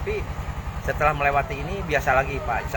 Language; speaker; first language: Indonesian; native; Indonesian